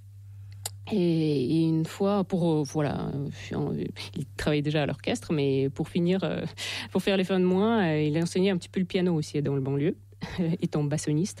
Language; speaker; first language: French; non-native, fluent; Russian